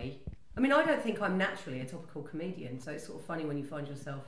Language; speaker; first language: English; native; English